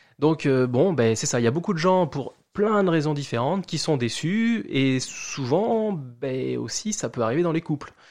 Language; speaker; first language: French; native; French